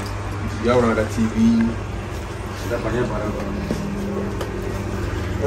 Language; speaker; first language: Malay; non-native, learner; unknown